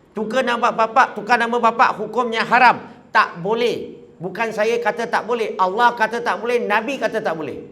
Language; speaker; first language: Malay; non-native, local second language; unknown